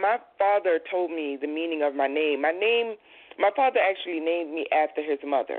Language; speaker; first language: English; native; English